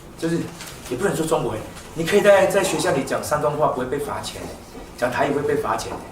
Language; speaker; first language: Chinese; non-native, local second language; Min Nan Chinese